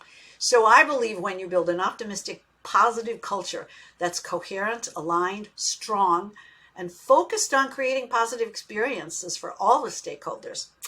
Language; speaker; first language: English; native; English